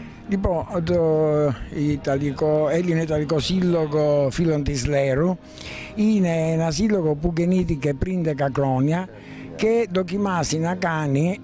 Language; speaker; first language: Greek; non-native, learner; Italian